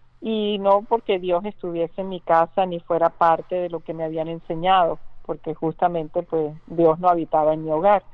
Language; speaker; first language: Spanish; native; Spanish